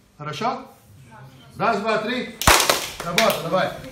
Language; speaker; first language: Russian; non-native, learner; Portuguese